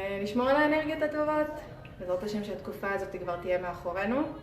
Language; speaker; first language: Hebrew; native; Hebrew